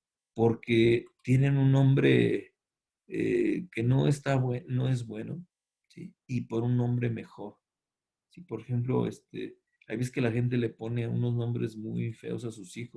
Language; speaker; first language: Spanish; native; Spanish